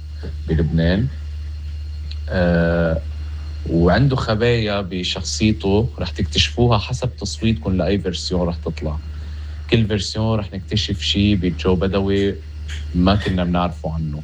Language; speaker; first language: Arabic; native; Arabic